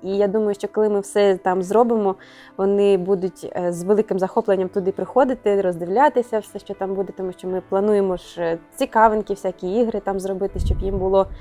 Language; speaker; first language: Ukrainian; native; Ukrainian